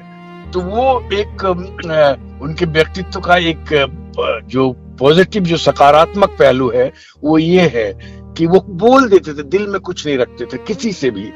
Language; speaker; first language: Hindi; native; Hindi